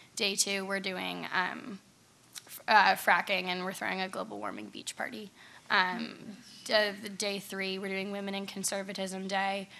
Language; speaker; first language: English; native; English